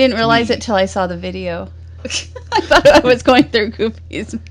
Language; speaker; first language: English; native; English